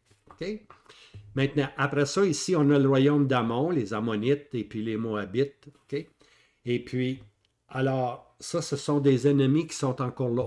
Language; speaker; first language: French; native; French